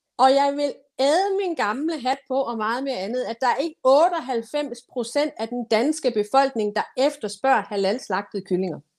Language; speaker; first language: Danish; native; Danish